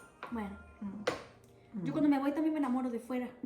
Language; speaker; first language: Spanish; early bilingual, other home language; Portuguese